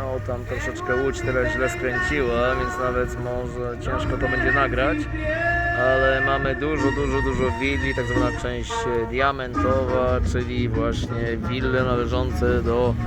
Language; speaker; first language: Polish; native; Polish